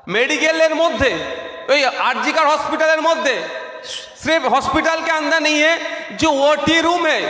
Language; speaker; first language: Hindi; non-native, local second language; Bangla